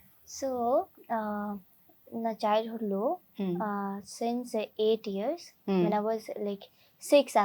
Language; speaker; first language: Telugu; non-native, learner; Hindi